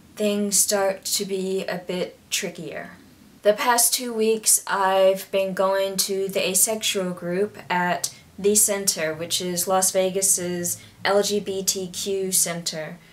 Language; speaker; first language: English; native; English